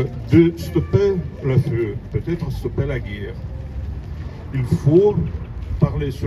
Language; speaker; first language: French; non-native, learner; Russian